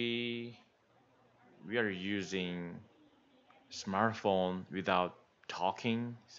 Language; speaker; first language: English; non-native, learner; Korean